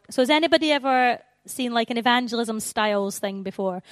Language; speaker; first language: English; native; English